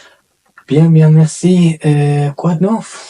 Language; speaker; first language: French; non-native, learner; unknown